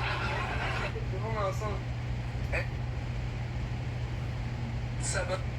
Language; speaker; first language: French; native; French